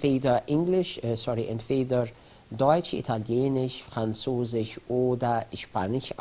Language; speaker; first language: German; non-native, fluent; Arabic